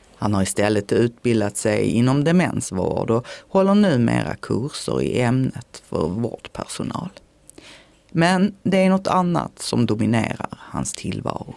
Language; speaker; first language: Swedish; native; Swedish